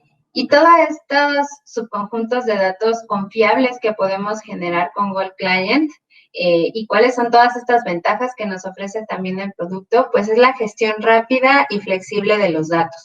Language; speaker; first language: Spanish; native; Spanish